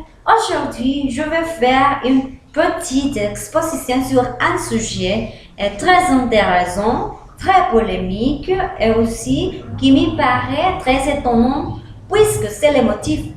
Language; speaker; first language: French; non-native, learner; Spanish